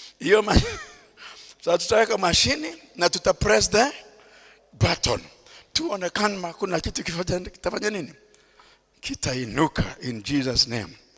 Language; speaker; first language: Swahili; non-native, local second language; Kikuyu